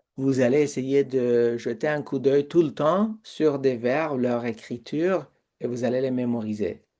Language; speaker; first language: French; non-native, fluent; Persian